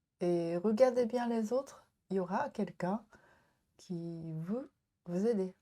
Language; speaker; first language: French; non-native, learner; Japanese